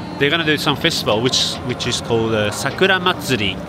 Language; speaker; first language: English; non-native, fluent; Japanese